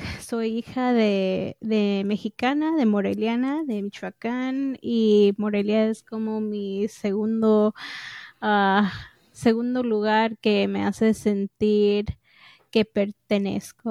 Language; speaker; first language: Spanish; early bilingual, heritage; English